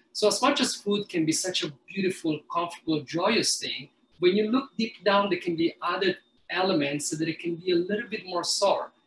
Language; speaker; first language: English; early bilingual, other home language; Somali